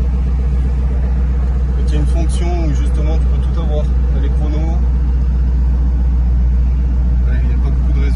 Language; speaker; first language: French; native; French